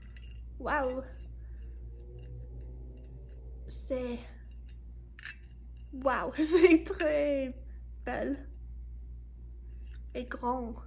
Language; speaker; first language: French; non-native, learner; English